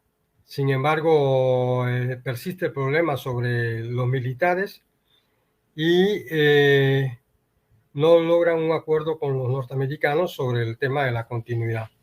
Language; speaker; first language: Spanish; native; Spanish